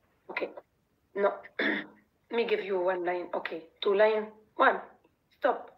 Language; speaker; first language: English; non-native, learner; Arabic